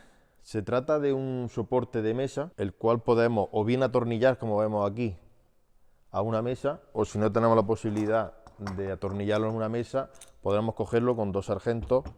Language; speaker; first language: Spanish; native; Spanish